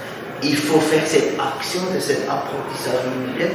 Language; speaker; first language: French; non-native, fluent; German